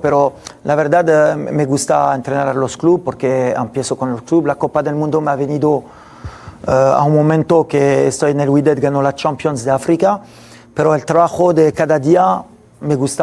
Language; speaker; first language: Spanish; non-native, fluent; French